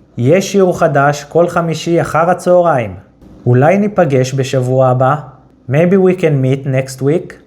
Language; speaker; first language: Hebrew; native; Hebrew